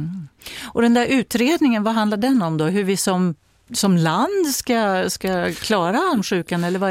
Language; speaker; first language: Swedish; native; Swedish